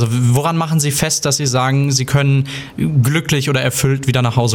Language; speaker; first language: German; early bilingual, other home language; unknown